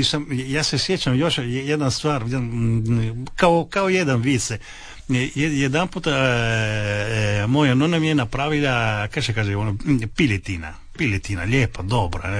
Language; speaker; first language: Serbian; early bilingual, heritage; Italian